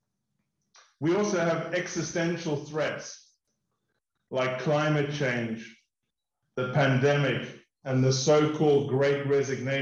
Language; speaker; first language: English; native; English